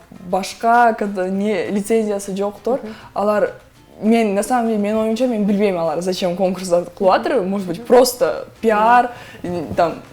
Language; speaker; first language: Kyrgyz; non-native, local second language; Russian